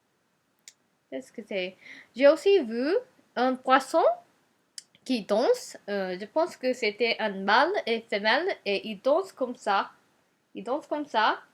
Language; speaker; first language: French; non-native, learner; Japanese